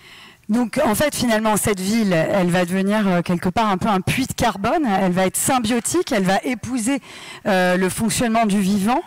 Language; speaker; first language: French; native; French